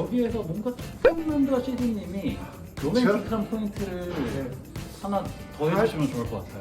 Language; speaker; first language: Korean; native; Korean